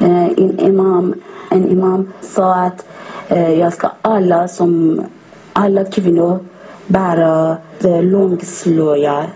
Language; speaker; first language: Swedish; non-native, learner; Persian